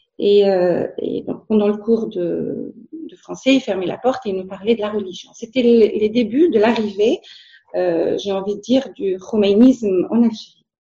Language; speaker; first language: French; non-native, local second language; Arabic